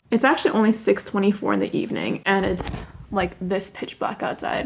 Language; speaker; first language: English; early bilingual, other home language; Korean